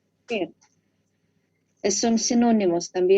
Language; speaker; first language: Spanish; non-native, learner; Russian